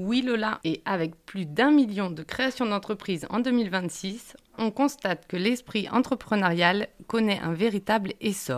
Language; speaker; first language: French; native; French